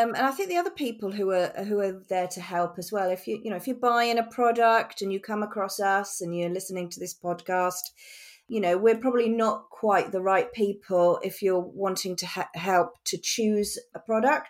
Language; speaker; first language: English; native; English